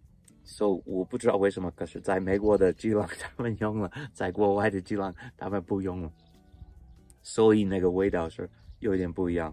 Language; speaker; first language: Chinese; non-native, fluent; English